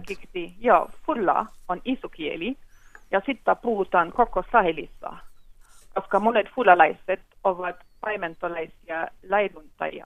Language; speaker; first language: Finnish; non-native, fluent; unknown